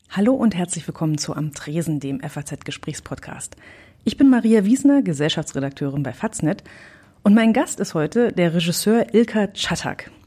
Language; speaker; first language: German; native; German